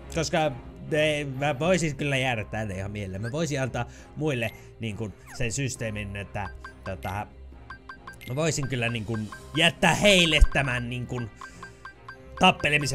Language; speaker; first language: Finnish; native; Finnish